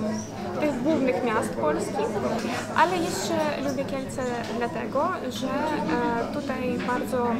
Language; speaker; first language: Polish; non-native, fluent; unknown